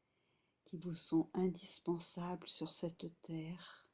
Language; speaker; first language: French; native; French